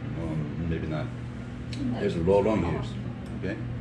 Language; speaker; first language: English; non-native, learner; Korean